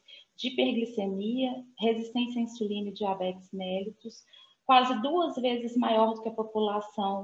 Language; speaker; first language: Portuguese; native; Portuguese